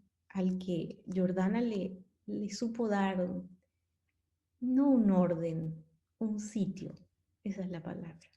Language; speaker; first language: Spanish; native; Spanish